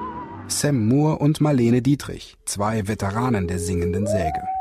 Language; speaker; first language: German; native; German